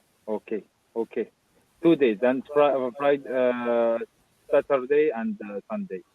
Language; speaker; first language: English; non-native, learner; Arabic